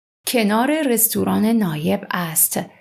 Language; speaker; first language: Persian; native; Persian